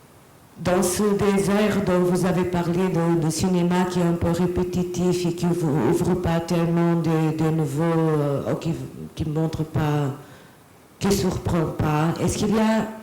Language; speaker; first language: French; non-native, fluent; Portuguese